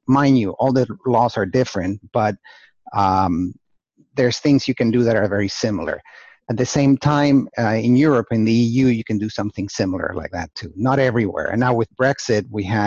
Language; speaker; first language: English; non-native, fluent; Spanish